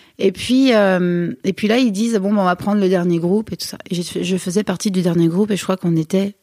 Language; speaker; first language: French; native; French